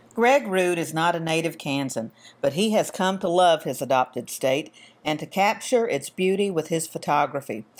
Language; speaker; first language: English; native; English